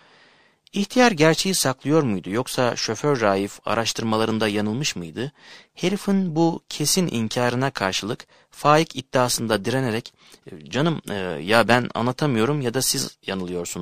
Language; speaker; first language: Turkish; native; Turkish